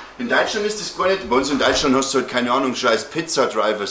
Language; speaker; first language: German; native; German